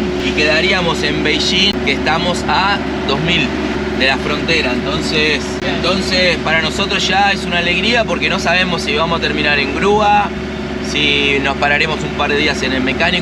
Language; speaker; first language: Spanish; native; Spanish